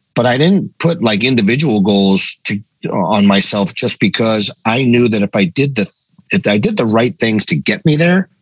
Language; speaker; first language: English; native; English